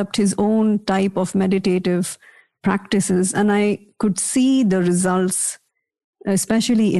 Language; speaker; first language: English; non-native, local second language; Kannada